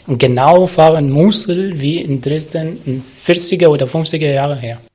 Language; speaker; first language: German; non-native, learner; Arabic